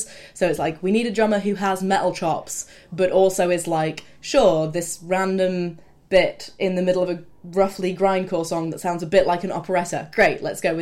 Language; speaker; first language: English; native; English